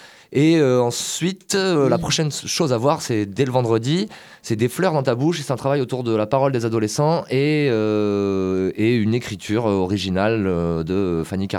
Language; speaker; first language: French; native; French